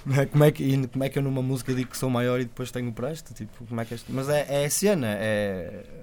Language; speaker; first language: Portuguese; native; Portuguese